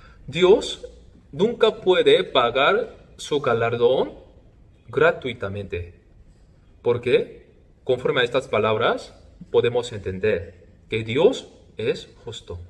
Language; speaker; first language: Spanish; non-native, fluent; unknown